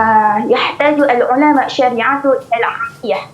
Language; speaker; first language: Arabic; non-native, learner; Malay